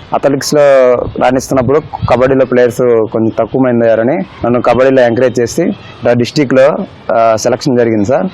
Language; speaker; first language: Telugu; native; Telugu